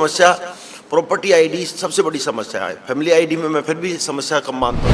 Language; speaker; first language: Hindi; native; Hindi